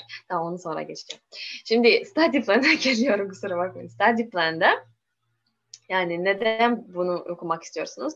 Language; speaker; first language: Turkish; non-native, learner; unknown